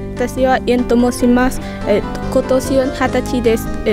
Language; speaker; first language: Japanese; non-native, learner; Vietnamese